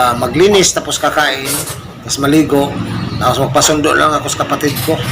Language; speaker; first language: Filipino; non-native, local second language; Cebuano